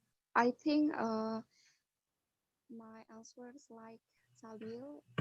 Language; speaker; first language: English; non-native, learner; Indonesian